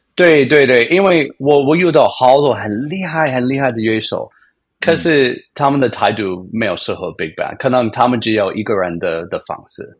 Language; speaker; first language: Chinese; non-native, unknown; English